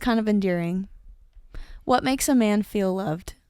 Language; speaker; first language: English; native; English